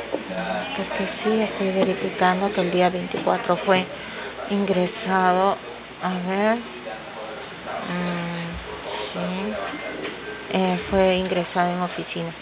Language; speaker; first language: Spanish; native; Spanish